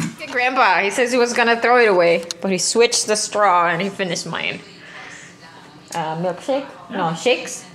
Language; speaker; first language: English; non-native, fluent; Indonesian